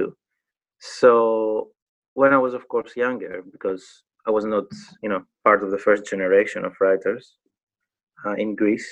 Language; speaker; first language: English; non-native, fluent; Greek